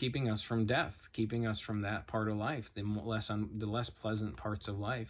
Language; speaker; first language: English; native; English